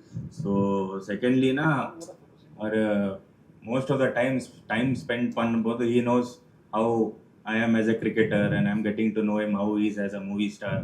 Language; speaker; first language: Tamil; non-native, local second language; Malayalam